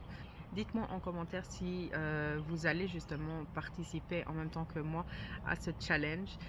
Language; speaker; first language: French; native; French